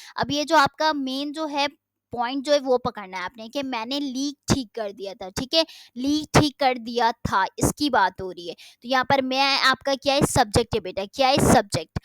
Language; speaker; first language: Urdu; native; Urdu